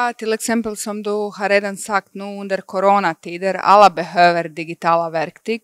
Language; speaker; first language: Swedish; non-native, fluent; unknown